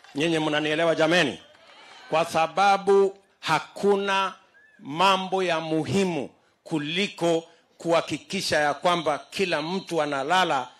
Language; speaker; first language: Swahili; non-native, local second language; Kalenjin